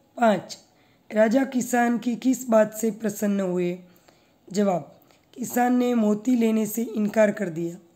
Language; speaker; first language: Hindi; non-native, local second language; Gujarati